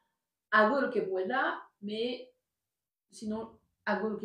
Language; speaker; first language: Spanish; non-native, learner; French